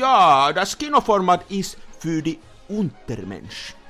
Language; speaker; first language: German; non-native, learner; Finnish